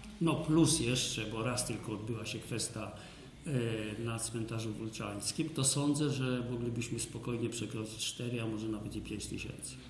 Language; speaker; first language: Polish; native; Polish